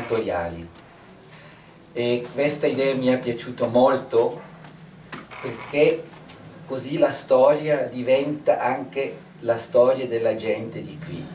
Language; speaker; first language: Italian; non-native, fluent; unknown